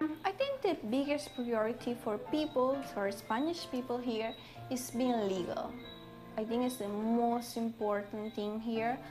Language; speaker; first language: English; non-native, fluent; Spanish